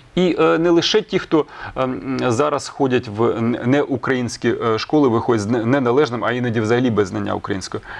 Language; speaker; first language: Ukrainian; non-native, local second language; Russian